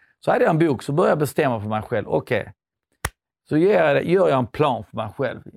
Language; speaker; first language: Swedish; early bilingual, other home language; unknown